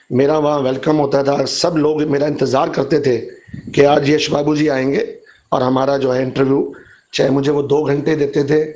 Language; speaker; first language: Hindi; native; Hindi